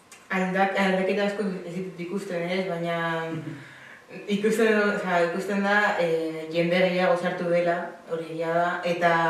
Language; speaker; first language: Basque; non-native, local second language; Spanish